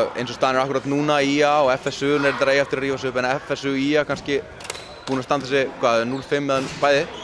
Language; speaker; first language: Icelandic; early bilingual, other home language; Hungarian